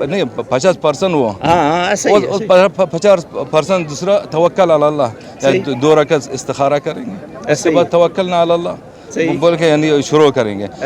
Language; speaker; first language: Hindi; non-native, learner; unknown